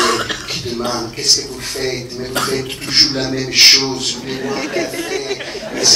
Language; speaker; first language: French; non-native, fluent; Italian